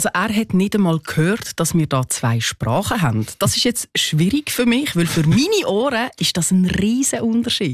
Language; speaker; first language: German; native; German